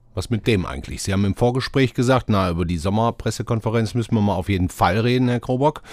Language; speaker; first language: German; native; German